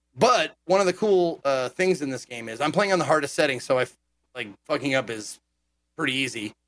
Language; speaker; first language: English; native; English